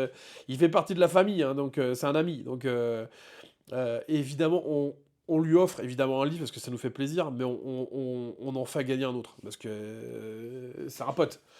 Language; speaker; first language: French; native; French